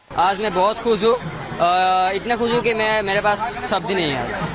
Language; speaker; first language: Hindi; non-native, local second language; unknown